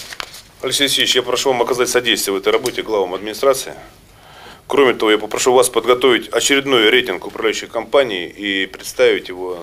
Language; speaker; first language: Russian; native; Russian